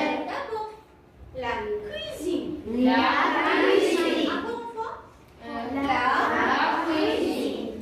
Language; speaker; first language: French; non-native, learner; Armenian